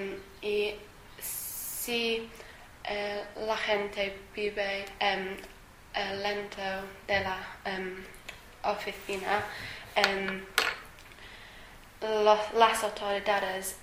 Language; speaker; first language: Spanish; non-native, learner; English